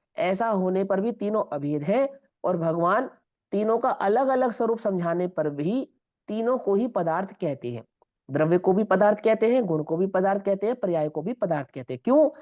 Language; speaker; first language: Hindi; non-native, local second language; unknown